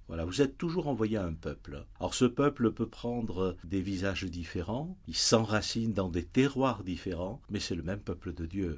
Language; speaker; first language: French; native; French